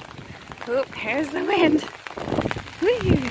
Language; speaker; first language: English; native; English